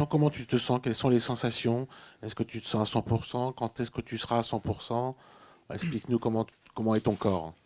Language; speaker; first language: French; native; French